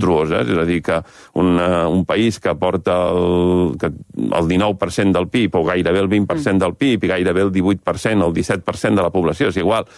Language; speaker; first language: Catalan; native; Catalan